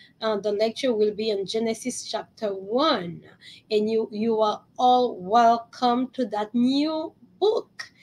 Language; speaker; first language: English; non-native, fluent; Haitian Creole